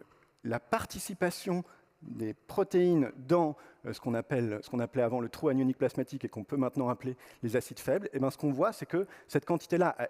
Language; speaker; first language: French; native; French